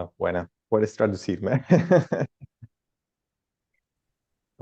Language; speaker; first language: Spanish; non-native, learner; Italian